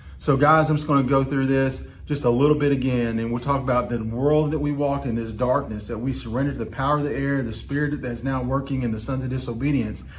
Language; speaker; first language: English; native; English